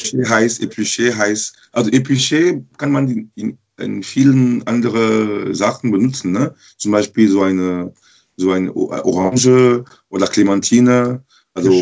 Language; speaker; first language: German; non-native, learner; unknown